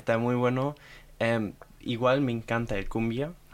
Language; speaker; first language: Spanish; non-native, fluent; German